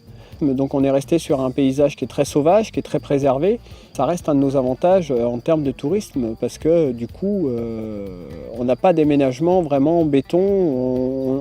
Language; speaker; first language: French; native; French